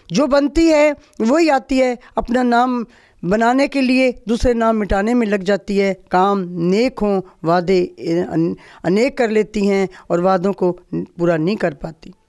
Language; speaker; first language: Hindi; native; Hindi